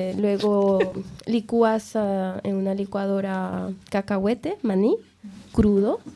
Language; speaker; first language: Spanish; native; Spanish